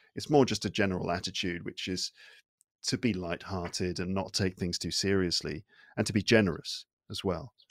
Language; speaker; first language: English; native; English